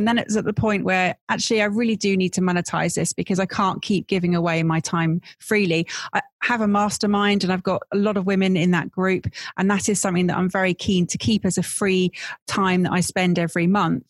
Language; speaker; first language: English; native; English